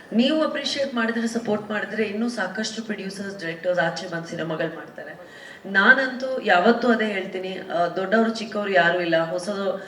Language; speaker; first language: Kannada; non-native, local second language; Punjabi